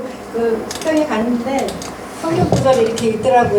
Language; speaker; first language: Korean; native; Korean